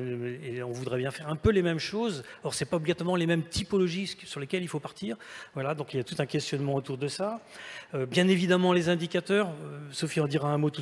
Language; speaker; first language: French; native; French